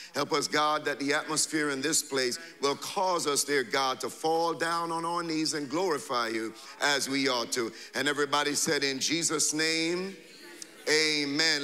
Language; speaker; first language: English; native; English